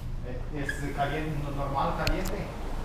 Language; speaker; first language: Spanish; non-native, learner; Romanian